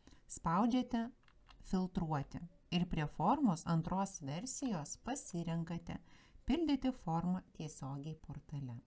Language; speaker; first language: Lithuanian; native; Lithuanian